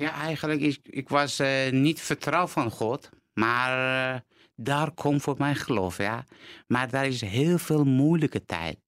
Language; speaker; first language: Dutch; non-native, learner; Persian